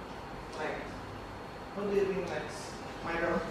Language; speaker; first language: English; non-native, learner; Indonesian